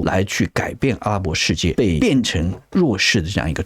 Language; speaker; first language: Chinese; native; Chinese